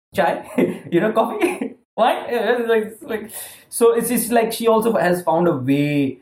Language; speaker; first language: English; non-native, local second language; Gujarati